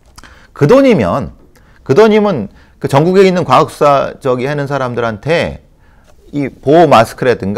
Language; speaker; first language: Korean; native; Korean